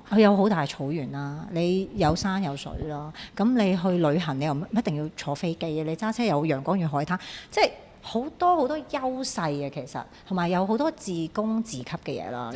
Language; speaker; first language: Cantonese; native; Cantonese